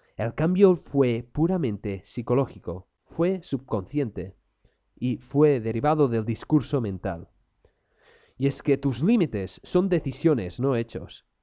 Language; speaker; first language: Spanish; non-native, local second language; Catalan